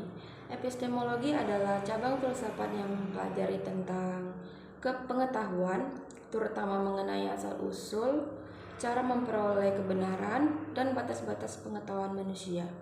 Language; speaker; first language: Indonesian; native; Indonesian